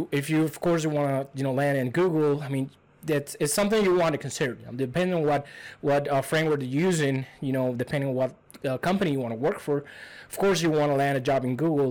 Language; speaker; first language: English; non-native, fluent; Spanish